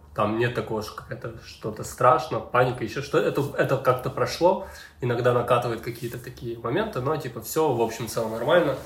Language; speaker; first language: Russian; native; Russian